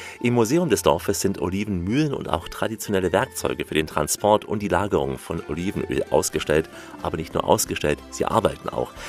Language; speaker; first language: German; native; German